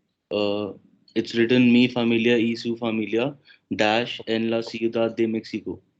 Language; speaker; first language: Spanish; non-native, learner; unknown